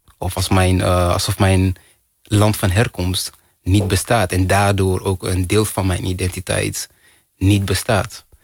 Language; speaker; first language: Dutch; early bilingual, other home language; Kinyarwanda